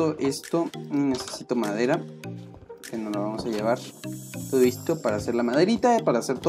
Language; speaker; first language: Spanish; native; Spanish